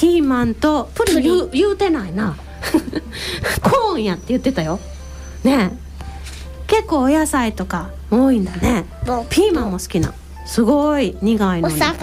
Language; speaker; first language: Japanese; native; Japanese